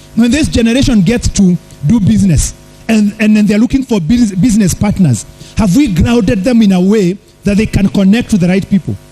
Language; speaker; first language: English; non-native, local second language; Swahili